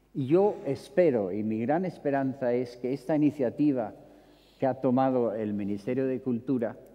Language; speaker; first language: Spanish; non-native, fluent; English